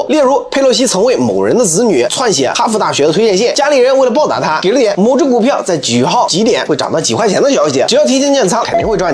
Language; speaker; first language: Chinese; native; Chinese